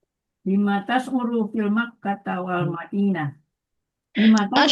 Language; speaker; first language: Arabic; non-native, learner; Indonesian